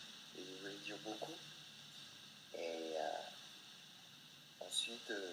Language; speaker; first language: French; non-native, learner; English